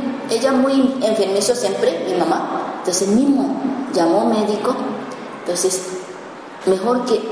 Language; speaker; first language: Spanish; non-native, learner; Japanese